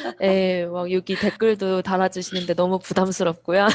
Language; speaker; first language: Korean; native; Korean